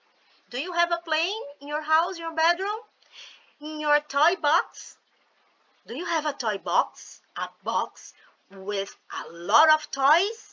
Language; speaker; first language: English; non-native, fluent; Portuguese